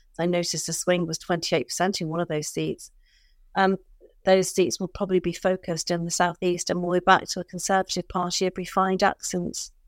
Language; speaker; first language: English; native; English